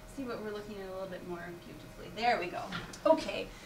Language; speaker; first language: English; native; English